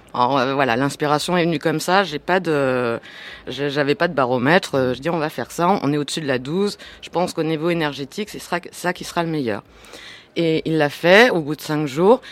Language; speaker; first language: French; non-native, fluent; English